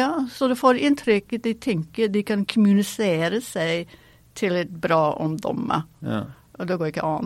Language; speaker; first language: Norwegian; non-native, fluent; English